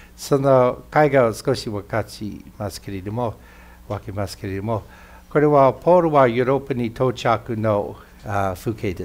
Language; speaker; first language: Japanese; non-native, fluent; English